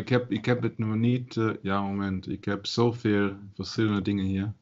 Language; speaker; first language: Dutch; non-native, fluent; German